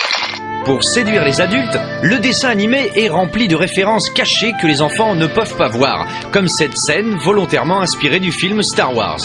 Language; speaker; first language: French; native; French